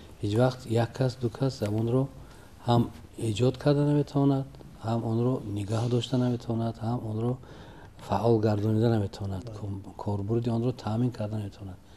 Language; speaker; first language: Persian; native; Persian